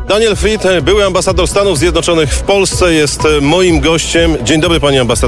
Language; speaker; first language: Polish; native; Polish